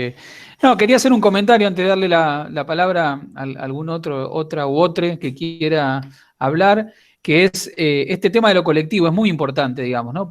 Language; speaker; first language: Spanish; native; Spanish